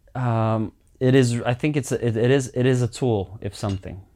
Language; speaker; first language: English; early bilingual, heritage; Finnish